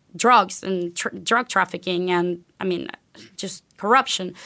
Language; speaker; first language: English; non-native, fluent; Spanish